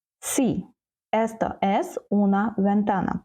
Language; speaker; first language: Spanish; non-native, fluent; Ukrainian